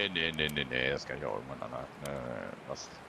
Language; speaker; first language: German; native; German